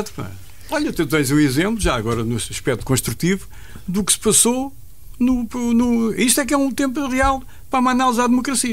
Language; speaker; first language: Portuguese; native; Portuguese